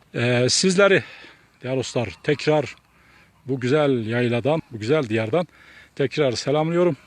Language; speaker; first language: Turkish; native; Turkish